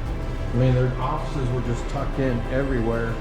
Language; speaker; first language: English; native; English